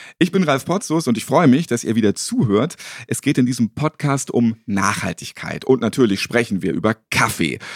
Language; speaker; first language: German; native; German